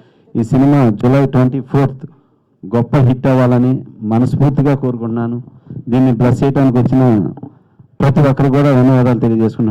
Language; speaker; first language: Telugu; native; Telugu